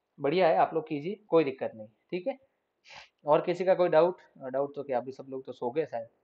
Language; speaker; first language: Hindi; native; Hindi